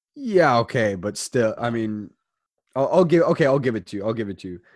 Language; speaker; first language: English; non-native, fluent; German